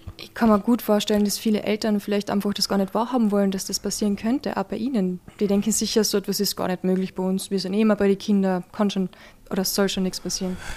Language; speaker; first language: German; native; German